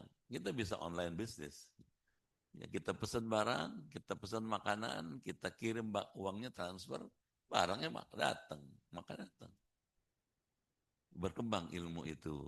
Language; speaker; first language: Indonesian; native; Indonesian